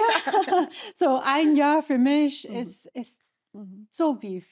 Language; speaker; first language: German; non-native, learner; English